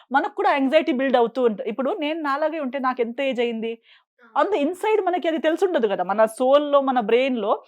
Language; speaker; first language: Telugu; non-native, fluent; Konkani